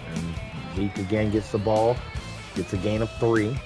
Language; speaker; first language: English; native; English